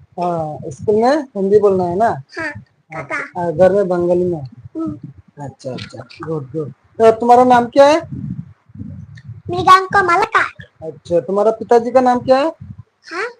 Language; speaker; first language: Hindi; non-native, local second language; Bangla